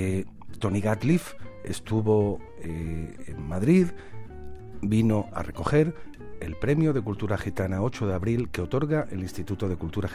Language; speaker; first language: Spanish; native; Spanish